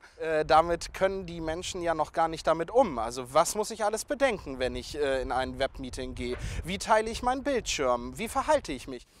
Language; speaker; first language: German; native; German